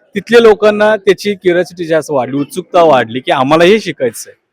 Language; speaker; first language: Marathi; native; Marathi